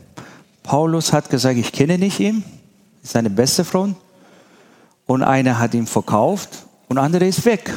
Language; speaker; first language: German; non-native, learner; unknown